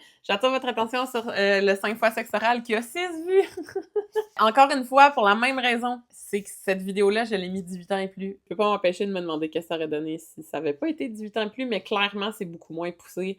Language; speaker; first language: French; native; French